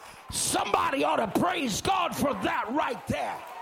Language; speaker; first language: English; native; English